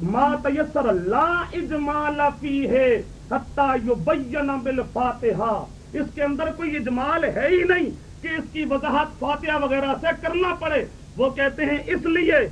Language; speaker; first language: Urdu; native; Urdu